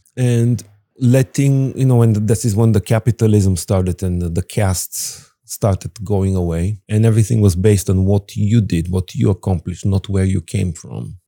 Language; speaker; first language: English; non-native, fluent; Bulgarian